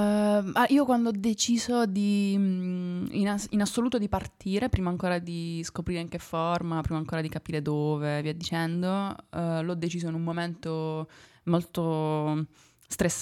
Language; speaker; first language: Italian; native; Italian